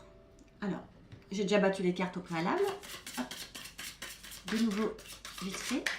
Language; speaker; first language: French; native; French